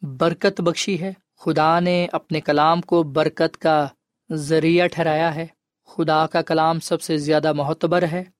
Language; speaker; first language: Urdu; non-native, local second language; Punjabi